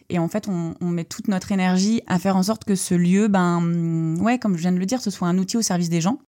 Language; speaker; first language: French; native; French